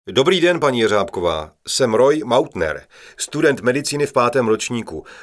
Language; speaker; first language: Czech; non-native, learner; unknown